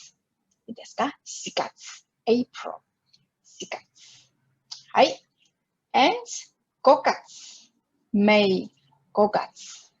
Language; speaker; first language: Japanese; non-native, fluent; Chinese